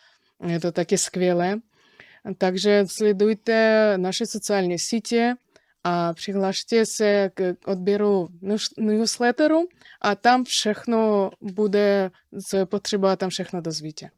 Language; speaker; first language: Czech; non-native, fluent; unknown